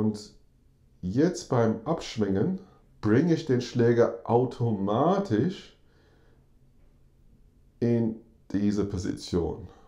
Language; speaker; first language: German; non-native, fluent; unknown